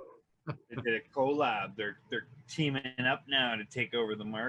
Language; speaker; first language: English; native; English